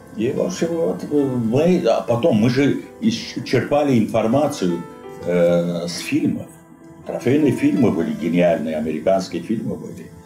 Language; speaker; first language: Russian; non-native, local second language; Azerbaijani